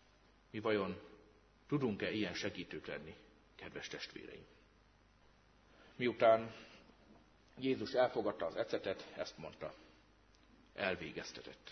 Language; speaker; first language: Hungarian; native; Hungarian